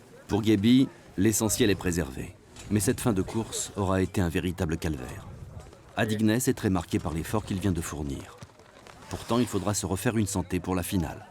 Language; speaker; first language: French; native; French